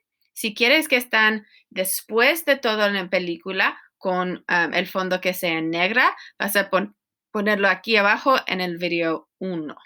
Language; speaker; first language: Spanish; non-native, learner; English